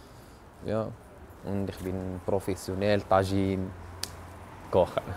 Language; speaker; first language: German; non-native, learner; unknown